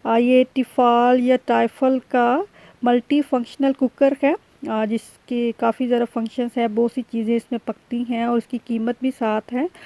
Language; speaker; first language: Urdu; native; Urdu